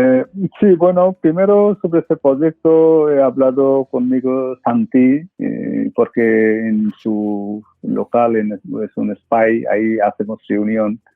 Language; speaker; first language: Spanish; non-native, fluent; Bangla